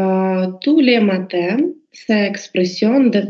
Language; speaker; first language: French; non-native, learner; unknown